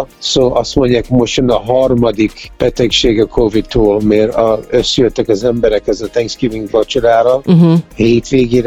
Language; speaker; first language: Hungarian; early bilingual, heritage; Hungarian